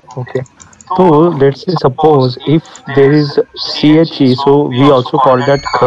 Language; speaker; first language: English; non-native, local second language; Hindi